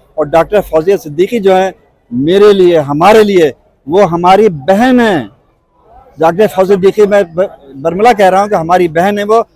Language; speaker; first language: Urdu; native; Urdu